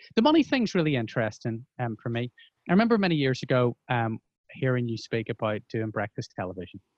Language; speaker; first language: English; native; English